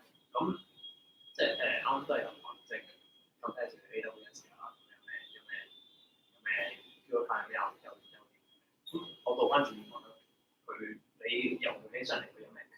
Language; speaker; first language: Chinese; native; Chinese